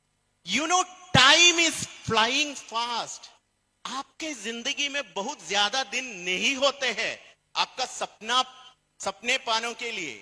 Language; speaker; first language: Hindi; non-native, fluent; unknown